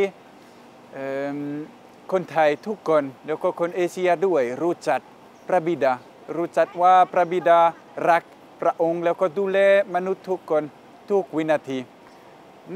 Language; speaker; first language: Thai; non-native, fluent; French